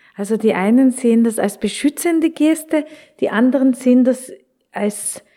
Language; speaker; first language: German; native; German